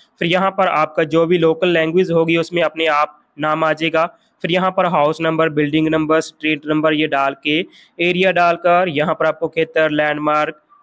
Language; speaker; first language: Hindi; non-native, local second language; Punjabi